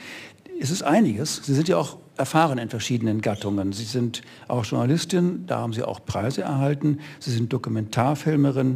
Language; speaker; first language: German; native; German